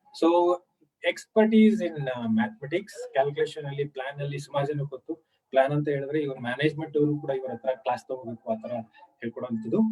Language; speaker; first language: Kannada; native; Kannada